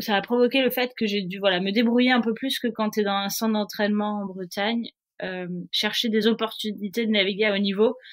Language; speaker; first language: French; native; French